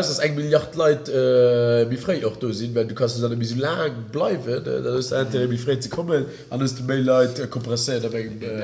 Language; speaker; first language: German; native; German